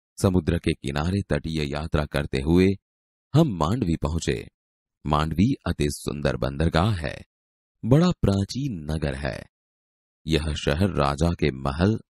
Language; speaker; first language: Hindi; non-native, local second language; Gujarati